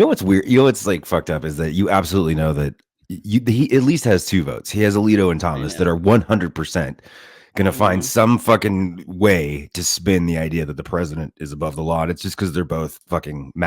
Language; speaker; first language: English; native; English